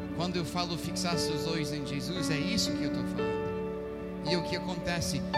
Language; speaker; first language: Portuguese; non-native, fluent; English